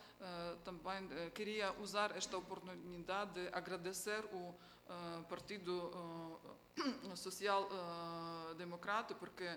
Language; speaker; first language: Portuguese; non-native, fluent; Ukrainian